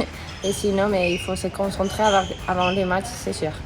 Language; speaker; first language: French; non-native, fluent; Spanish